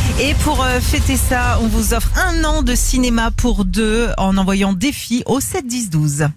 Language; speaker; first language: French; native; French